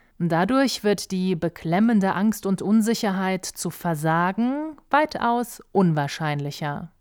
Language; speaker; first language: German; native; German